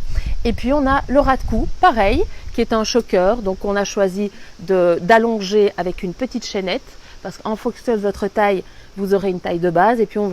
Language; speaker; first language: French; native; French